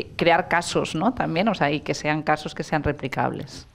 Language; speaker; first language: Spanish; non-native, local second language; Catalan